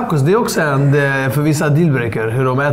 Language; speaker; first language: Swedish; native; Swedish